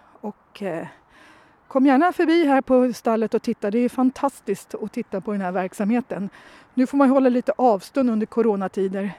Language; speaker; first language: Swedish; native; Swedish